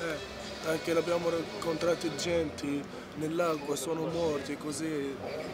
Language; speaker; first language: Italian; non-native, learner; Arabic